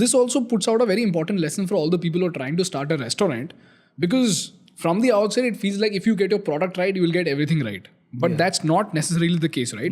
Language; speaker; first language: English; non-native, local second language; Hindi